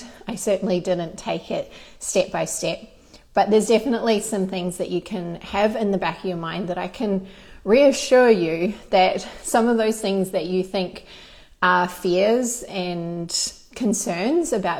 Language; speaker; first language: English; native; English